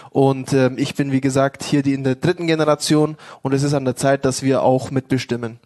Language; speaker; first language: German; native; German